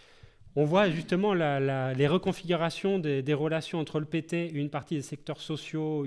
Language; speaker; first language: French; native; French